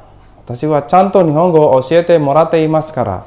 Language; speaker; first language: Japanese; non-native, fluent; Indonesian